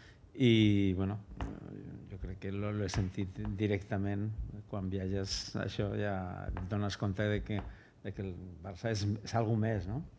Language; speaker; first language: Catalan; non-native, local second language; Spanish